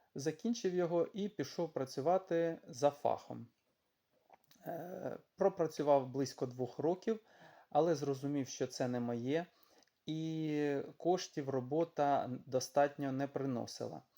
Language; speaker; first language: Ukrainian; non-native, local second language; Russian